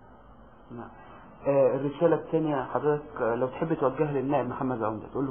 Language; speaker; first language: Arabic; native; Arabic